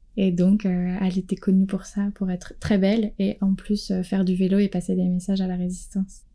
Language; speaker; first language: French; native; French